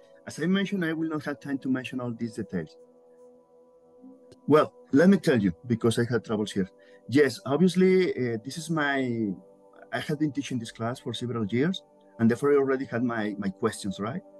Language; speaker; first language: English; non-native, fluent; Spanish